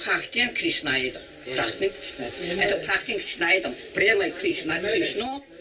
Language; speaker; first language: Russian; non-native, learner; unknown